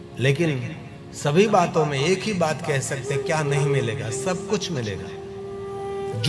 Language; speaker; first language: Hindi; non-native, local second language; Gujarati